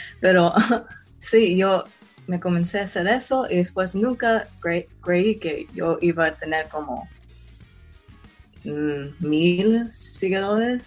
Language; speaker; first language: Spanish; early bilingual, heritage; Spanish